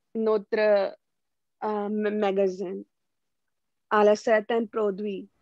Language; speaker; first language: French; non-native, learner; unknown